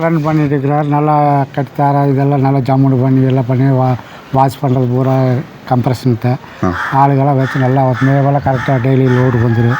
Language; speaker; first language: Tamil; non-native, local second language; Hindi